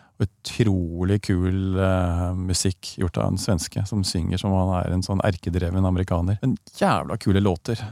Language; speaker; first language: Norwegian; native; Norwegian